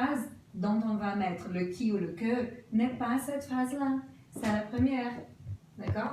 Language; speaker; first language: French; non-native, fluent; Portuguese